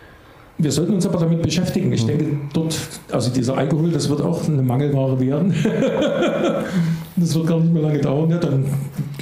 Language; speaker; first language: German; native; German